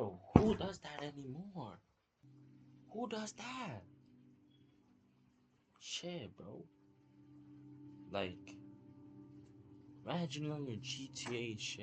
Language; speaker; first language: English; native; English